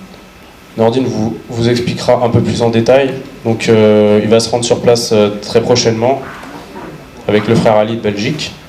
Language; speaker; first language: French; native; French